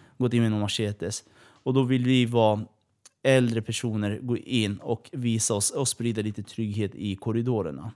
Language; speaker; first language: Swedish; early bilingual, other home language; Persian